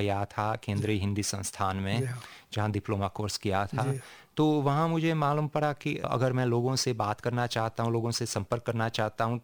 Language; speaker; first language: Hindi; non-native, fluent; Hungarian